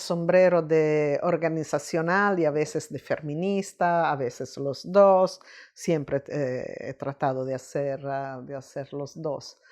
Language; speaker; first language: Spanish; non-native, fluent; Italian